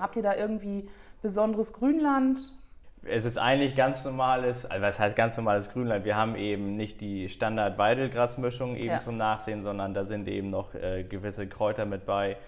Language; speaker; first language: German; native; German